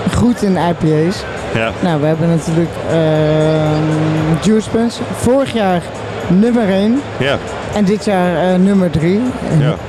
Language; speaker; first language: Dutch; native; Dutch